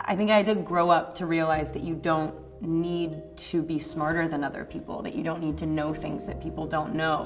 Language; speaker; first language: English; native; English